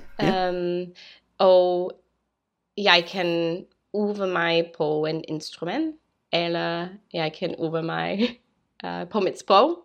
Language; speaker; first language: Danish; non-native, learner; English